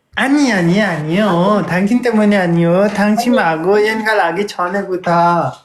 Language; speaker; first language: Korean; non-native, learner; Nepali